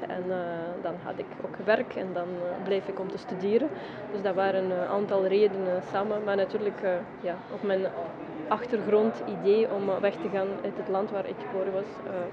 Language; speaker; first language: Dutch; non-native, fluent; Russian